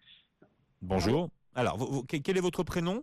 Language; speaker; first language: French; native; French